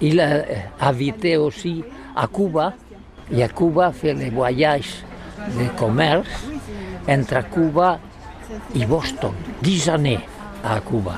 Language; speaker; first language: French; non-native, learner; Catalan